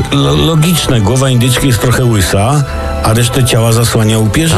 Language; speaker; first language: Polish; native; Polish